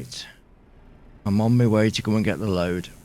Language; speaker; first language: English; native; English